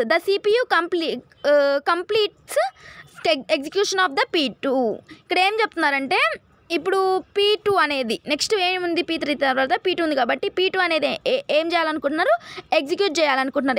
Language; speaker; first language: Telugu; native; Telugu